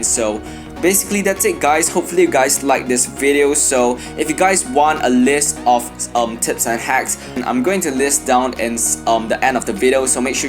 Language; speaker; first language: English; non-native, fluent; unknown